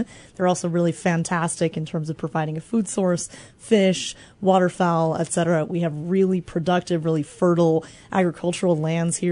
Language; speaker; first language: English; native; English